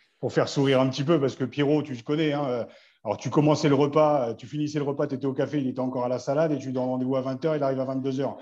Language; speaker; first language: French; native; French